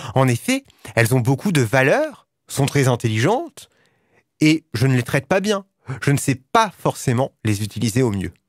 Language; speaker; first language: French; native; French